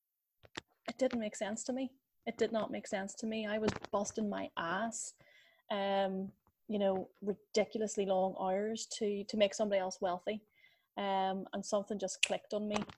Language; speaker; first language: English; native; English